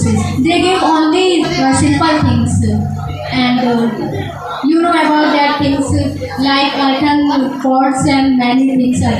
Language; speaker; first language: English; non-native, learner; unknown